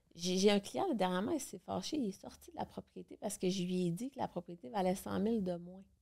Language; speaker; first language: French; native; French